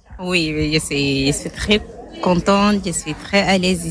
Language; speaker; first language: French; non-native, learner; Arabic